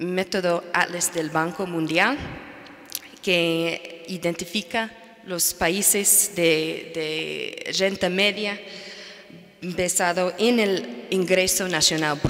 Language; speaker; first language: Spanish; non-native, fluent; English